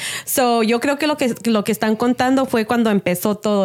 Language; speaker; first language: Spanish; early bilingual, other home language; English